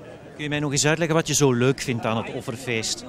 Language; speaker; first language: Dutch; native; Dutch